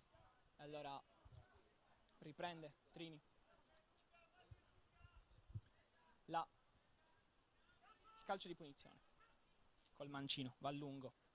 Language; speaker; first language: Italian; native; Italian